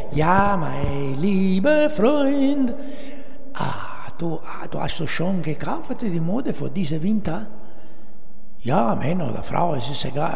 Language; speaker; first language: German; non-native, fluent; Italian